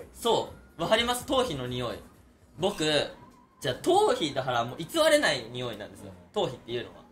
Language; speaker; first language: Japanese; native; Japanese